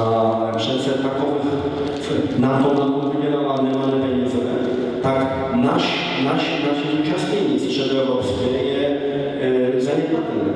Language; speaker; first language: Czech; non-native, fluent; Polish